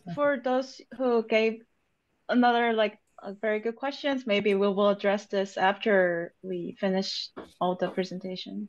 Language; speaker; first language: English; non-native, fluent; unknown